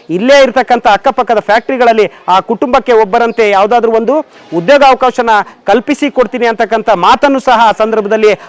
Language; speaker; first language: Kannada; non-native, local second language; Lambadi